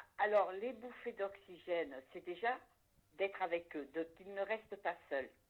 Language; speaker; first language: French; native; French